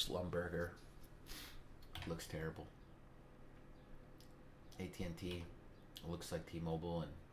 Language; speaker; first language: English; native; English